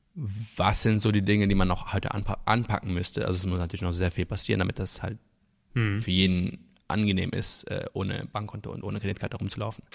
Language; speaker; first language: German; non-native, local second language; Luxembourgish